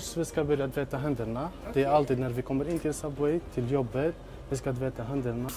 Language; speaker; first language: Swedish; non-native, fluent; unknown